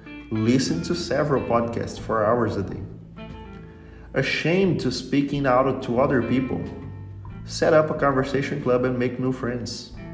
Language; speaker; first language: English; non-native, fluent; Portuguese